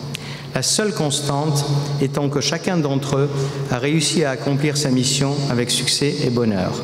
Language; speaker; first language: French; native; French